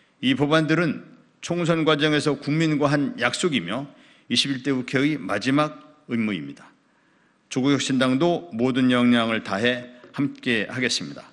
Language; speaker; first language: Korean; native; Korean